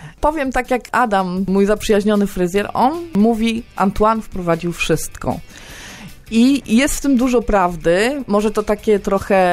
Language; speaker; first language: Polish; native; Polish